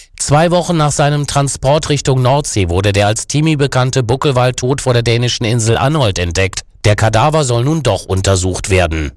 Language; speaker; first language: German; native; German